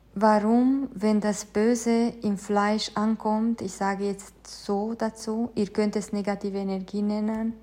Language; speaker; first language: German; non-native, fluent; Romanian